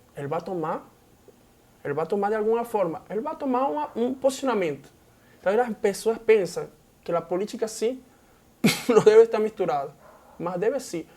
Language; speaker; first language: Portuguese; non-native, fluent; Spanish